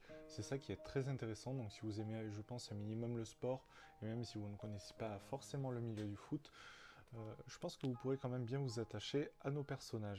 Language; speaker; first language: French; native; French